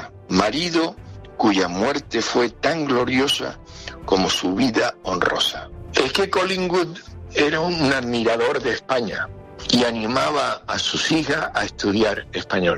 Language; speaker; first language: Spanish; native; Spanish